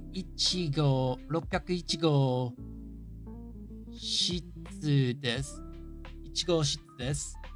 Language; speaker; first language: Japanese; non-native, learner; English